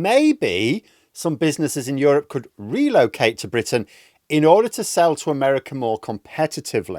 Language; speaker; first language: English; native; English